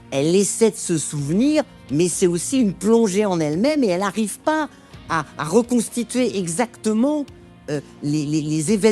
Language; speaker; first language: French; native; French